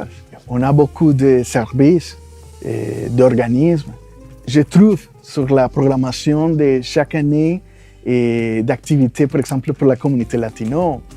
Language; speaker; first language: French; non-native, fluent; Spanish